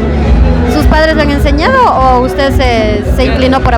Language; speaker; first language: Spanish; native; Spanish